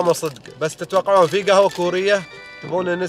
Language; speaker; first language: Arabic; native; Arabic